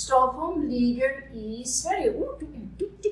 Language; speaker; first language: Swedish; non-native, fluent; English